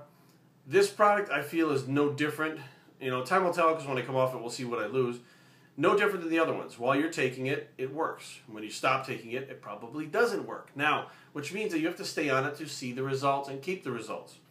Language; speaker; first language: English; native; English